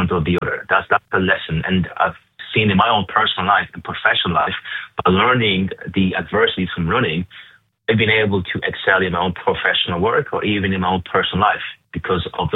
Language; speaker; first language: English; native; English